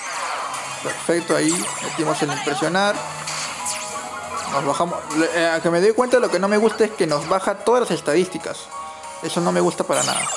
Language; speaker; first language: Spanish; native; Spanish